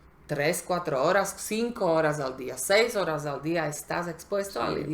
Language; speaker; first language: Spanish; non-native, fluent; Slovak